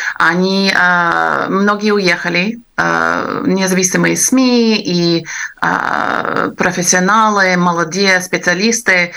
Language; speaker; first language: Russian; non-native, fluent; English